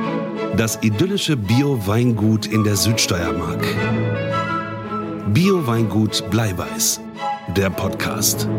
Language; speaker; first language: German; native; German